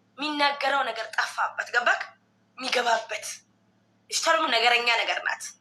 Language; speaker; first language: Amharic; non-native, local second language; Oromo